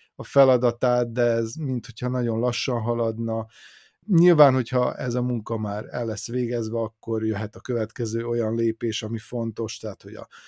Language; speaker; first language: Hungarian; native; Hungarian